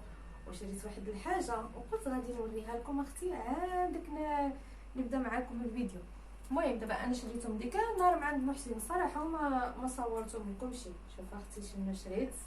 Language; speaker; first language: Arabic; native; Arabic